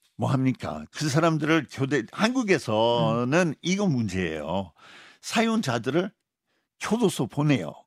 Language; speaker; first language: Korean; non-native, fluent; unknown